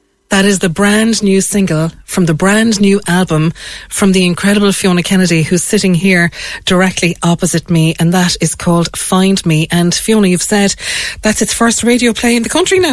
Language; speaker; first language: English; native; English